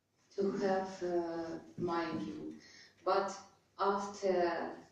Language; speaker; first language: English; non-native, learner; Russian